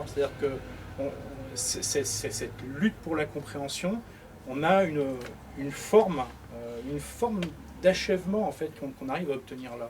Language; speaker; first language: French; native; French